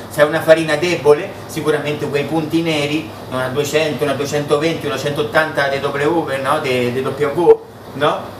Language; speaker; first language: Italian; early bilingual, heritage; Italian